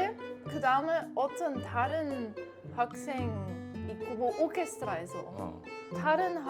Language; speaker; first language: Korean; non-native, learner; Dutch